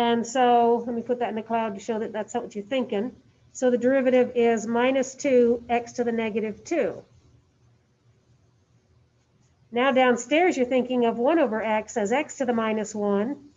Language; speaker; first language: English; native; English